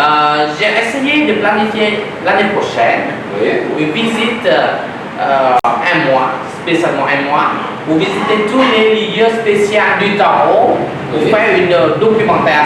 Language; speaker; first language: French; non-native, learner; Vietnamese